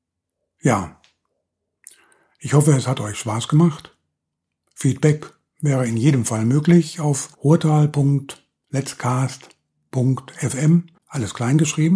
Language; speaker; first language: German; native; German